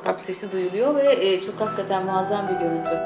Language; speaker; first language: Turkish; native; Turkish